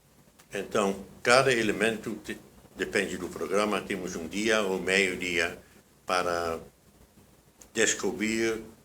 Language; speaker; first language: Portuguese; non-native, fluent; Dutch